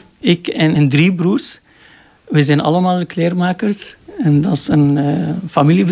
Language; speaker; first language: Dutch; non-native, learner; Arabic